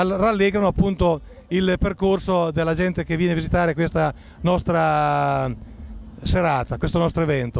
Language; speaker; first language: Italian; native; Italian